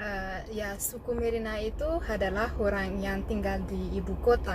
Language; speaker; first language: Indonesian; non-native, learner; Malagasy